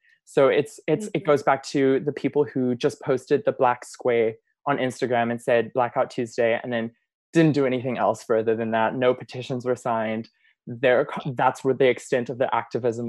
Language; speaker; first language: English; native; English